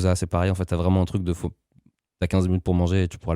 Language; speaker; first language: French; native; French